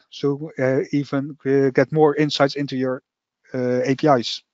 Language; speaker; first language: English; non-native, fluent; Dutch